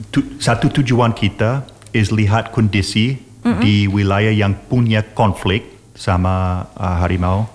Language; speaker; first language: Indonesian; non-native, learner; English